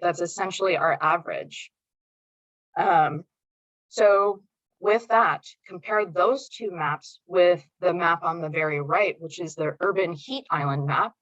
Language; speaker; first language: English; native; English